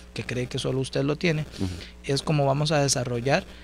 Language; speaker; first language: Spanish; native; Spanish